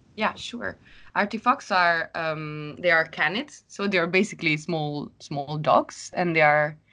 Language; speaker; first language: English; non-native, fluent; Italian